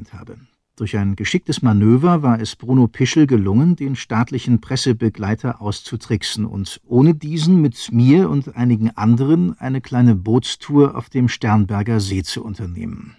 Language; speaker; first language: German; native; German